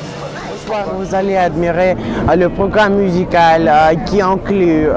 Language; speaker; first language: French; non-native, learner; Russian